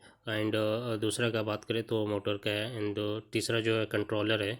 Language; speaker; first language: Hindi; native; Hindi